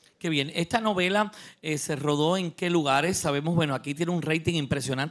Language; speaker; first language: Spanish; native; Spanish